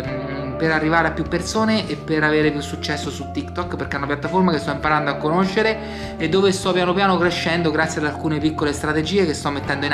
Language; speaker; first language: Italian; native; Italian